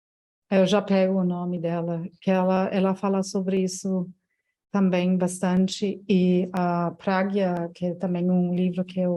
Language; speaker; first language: Portuguese; non-native, fluent; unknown